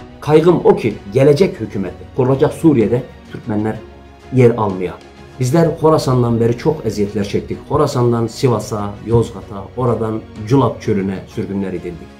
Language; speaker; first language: Turkish; native; Turkish